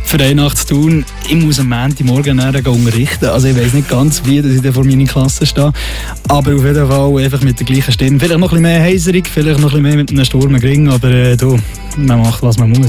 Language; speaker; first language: German; native; German